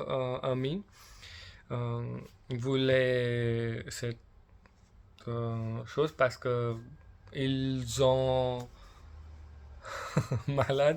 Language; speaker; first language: French; non-native, learner; English